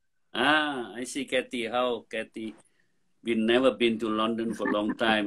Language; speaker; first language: English; non-native, fluent; Indonesian